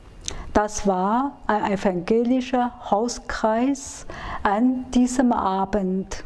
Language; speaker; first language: German; non-native, fluent; Chinese